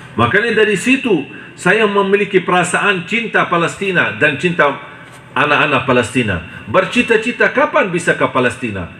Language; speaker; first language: Indonesian; non-native, fluent; Arabic